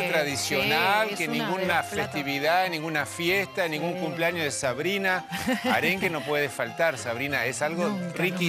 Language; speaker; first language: Spanish; native; Spanish